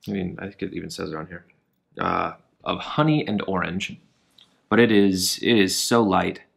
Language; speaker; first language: English; native; English